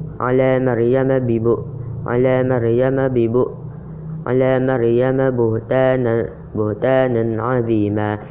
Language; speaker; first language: Arabic; non-native, learner; Indonesian